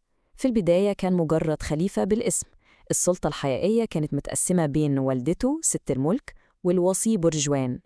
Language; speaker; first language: Arabic; native; Arabic